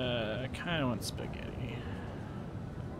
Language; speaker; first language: English; native; English